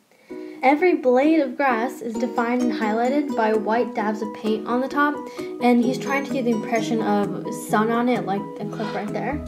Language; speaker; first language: English; native; English